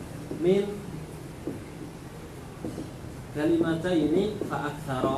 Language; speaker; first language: Arabic; non-native, fluent; Indonesian